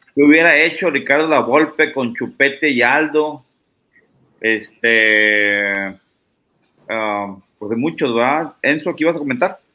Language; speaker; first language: Spanish; native; Spanish